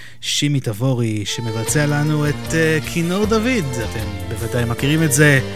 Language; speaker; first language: Hebrew; native; Hebrew